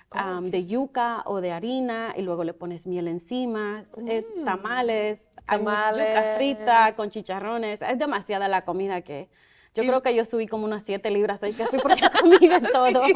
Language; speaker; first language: Spanish; early bilingual, other home language; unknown